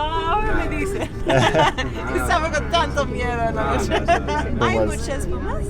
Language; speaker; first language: Spanish; non-native, learner; English